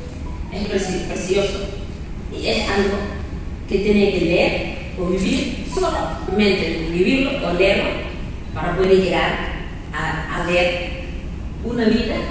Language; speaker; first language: Spanish; non-native, learner; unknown